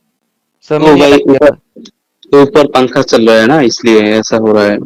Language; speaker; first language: Hindi; non-native, fluent; Bangla